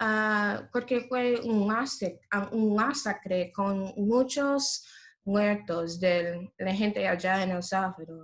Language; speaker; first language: Spanish; non-native, fluent; English